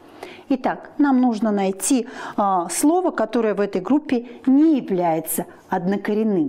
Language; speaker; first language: Russian; native; Russian